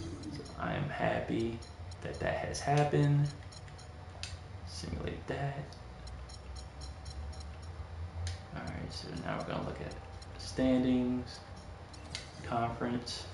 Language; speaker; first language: English; native; English